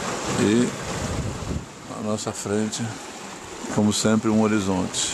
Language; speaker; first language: Portuguese; native; Portuguese